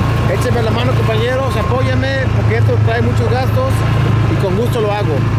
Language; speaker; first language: Spanish; native; Spanish